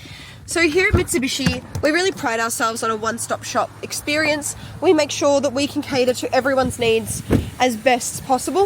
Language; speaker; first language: English; native; English